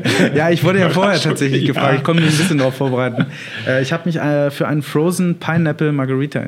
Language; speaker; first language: German; native; German